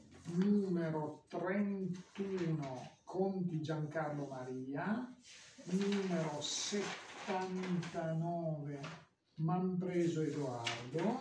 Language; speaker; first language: Italian; native; Italian